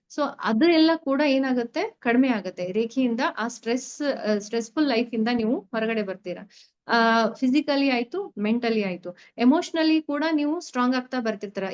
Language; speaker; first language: Kannada; native; Kannada